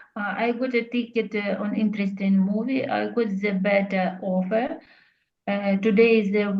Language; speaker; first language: English; non-native, learner; Russian